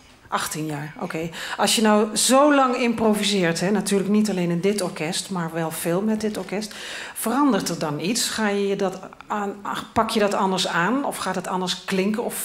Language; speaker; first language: Dutch; native; Dutch